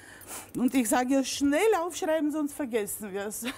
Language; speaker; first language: German; non-native, fluent; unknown